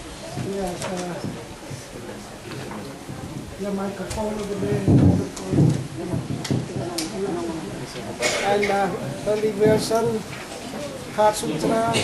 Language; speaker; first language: English; non-native, fluent; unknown